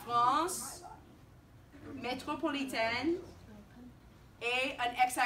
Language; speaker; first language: French; non-native, fluent; English